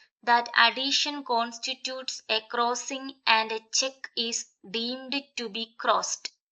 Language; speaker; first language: English; non-native, local second language; Malayalam